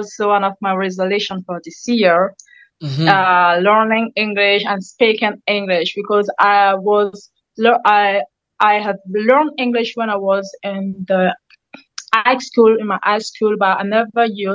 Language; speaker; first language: English; non-native, learner; French